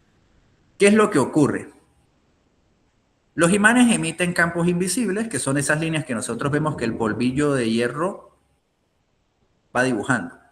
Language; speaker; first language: Spanish; native; Spanish